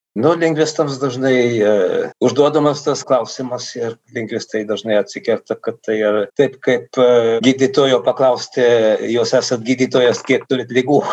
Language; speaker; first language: Lithuanian; non-native, fluent; Dutch